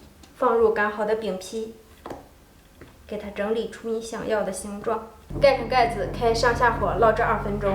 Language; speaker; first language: Chinese; native; Chinese